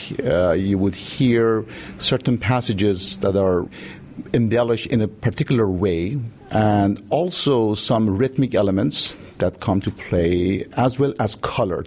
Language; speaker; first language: English; non-native, fluent; Persian